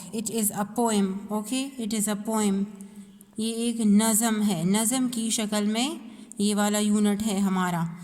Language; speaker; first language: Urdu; non-native, local second language; Pashto